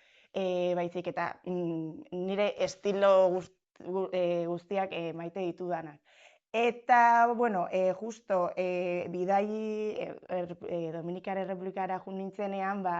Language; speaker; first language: Basque; non-native, local second language; Spanish